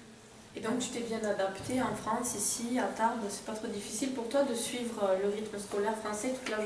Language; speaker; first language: French; native; French